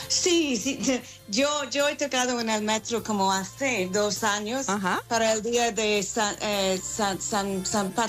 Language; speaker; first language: Spanish; non-native, fluent; English